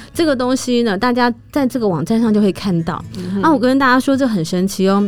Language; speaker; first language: Chinese; native; Chinese